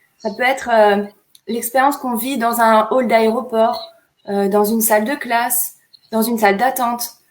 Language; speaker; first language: French; native; French